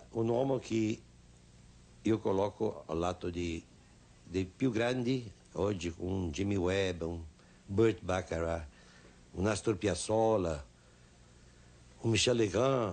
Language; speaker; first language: Italian; non-native, fluent; Portuguese